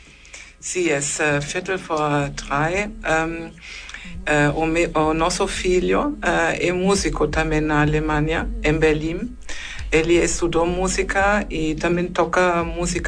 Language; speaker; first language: Portuguese; non-native, fluent; German